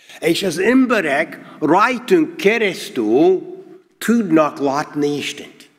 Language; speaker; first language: Hungarian; non-native, learner; English